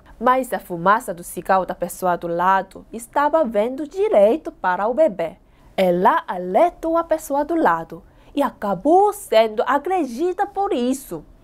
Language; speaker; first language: Portuguese; non-native, fluent; Korean